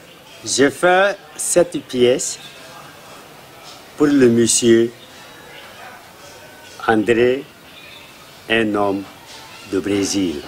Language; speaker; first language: French; non-native, local second language; Mandingo